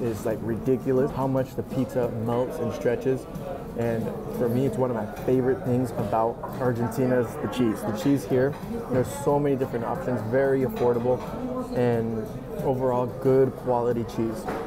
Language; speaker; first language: English; native; English